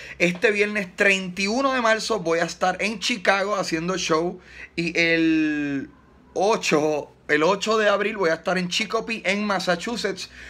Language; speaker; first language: Spanish; native; Spanish